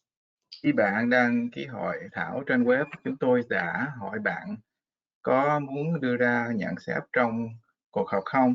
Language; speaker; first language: Vietnamese; non-native, fluent; English